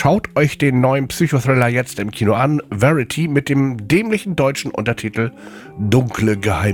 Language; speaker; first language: German; native; German